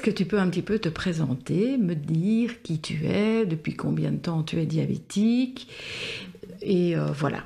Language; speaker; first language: French; native; French